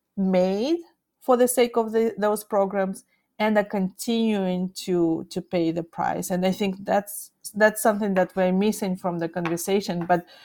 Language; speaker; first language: English; non-native, fluent; Russian